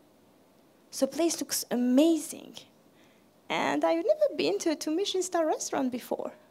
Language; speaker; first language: English; non-native, fluent; French